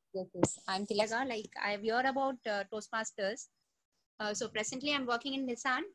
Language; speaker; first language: English; non-native, local second language; Tamil